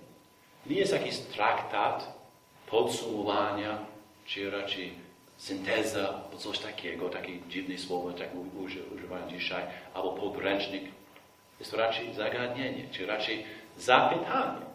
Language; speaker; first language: Polish; non-native, fluent; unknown